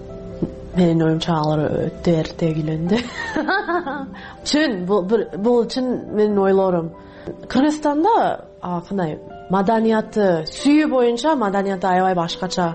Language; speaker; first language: Kyrgyz; non-native, fluent; English